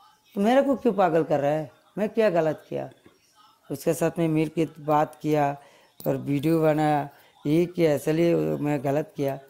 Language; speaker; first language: Hindi; non-native, learner; Bangla